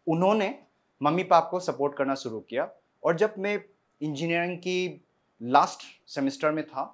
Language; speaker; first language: Hindi; non-native, local second language; Assamese